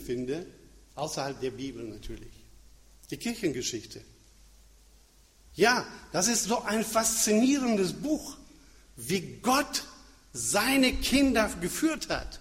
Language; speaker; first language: German; non-native, fluent; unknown